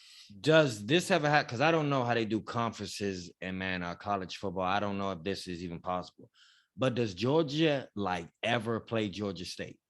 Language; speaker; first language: English; native; English